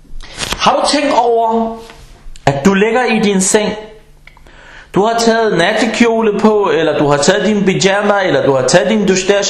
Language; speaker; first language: Danish; early bilingual, other home language; Arabic